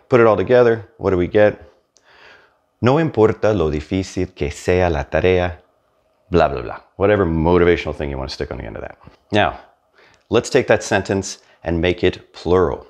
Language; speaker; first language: English; native; English